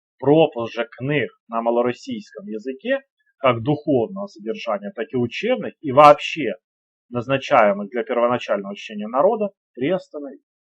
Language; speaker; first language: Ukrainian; native; Ukrainian